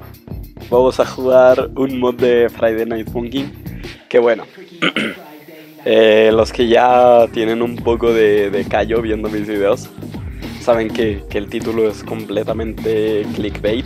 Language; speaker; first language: Spanish; native; Spanish